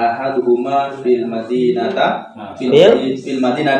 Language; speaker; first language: Arabic; non-native, learner; Indonesian